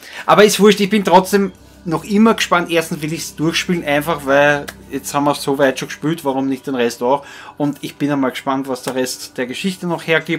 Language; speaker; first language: German; native; German